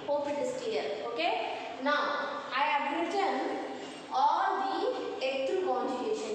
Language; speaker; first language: English; non-native, local second language; Tamil